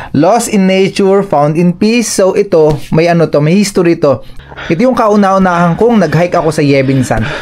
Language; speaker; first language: Filipino; native; Filipino